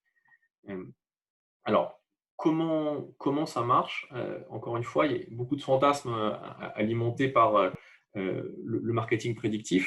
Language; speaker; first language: French; native; French